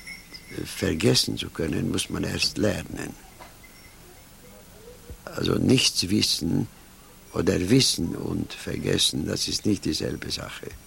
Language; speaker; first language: German; non-native, fluent; Hungarian